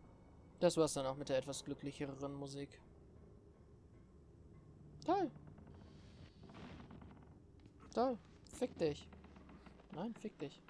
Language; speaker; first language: German; native; German